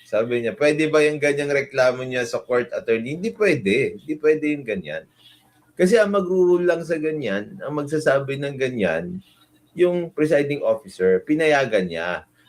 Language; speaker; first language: Filipino; non-native, local second language; Iloko